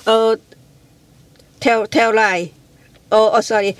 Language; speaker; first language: English; non-native, learner; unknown